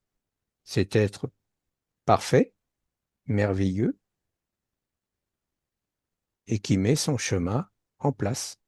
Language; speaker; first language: French; native; French